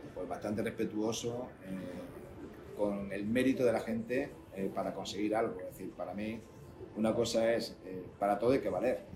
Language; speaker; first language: Spanish; native; Spanish